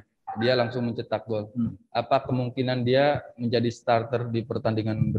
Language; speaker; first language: Indonesian; native; Indonesian